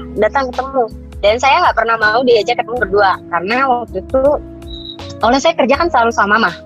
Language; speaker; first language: Indonesian; native; Indonesian